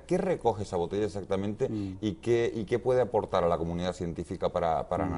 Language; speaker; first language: Spanish; native; Spanish